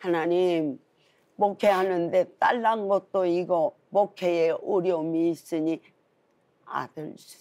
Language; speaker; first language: Korean; native; Korean